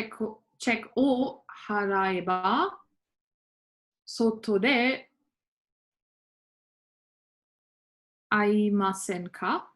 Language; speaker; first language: Japanese; non-native, learner; English